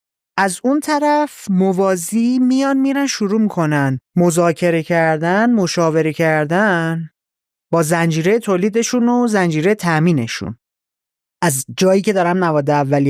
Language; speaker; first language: Persian; native; Persian